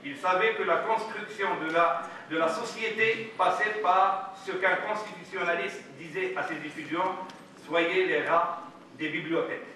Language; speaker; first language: French; non-native, local second language; Arabic